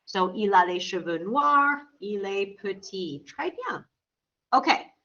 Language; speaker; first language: French; non-native, fluent; English